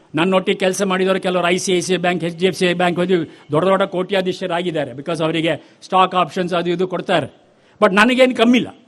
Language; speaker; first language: Kannada; native; Kannada